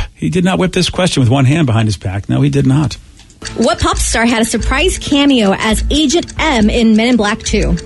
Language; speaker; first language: English; native; English